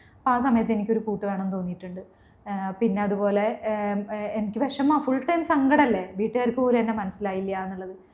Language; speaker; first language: Malayalam; native; Malayalam